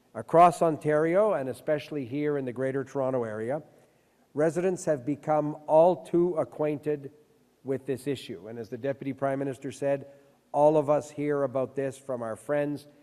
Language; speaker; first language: English; early bilingual, other home language; French